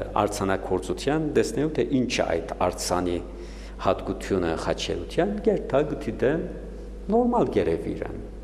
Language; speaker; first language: Armenian; native; Armenian